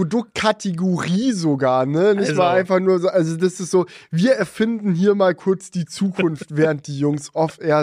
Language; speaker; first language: German; native; German